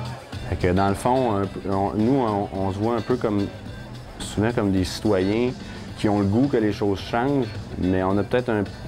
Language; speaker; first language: French; native; French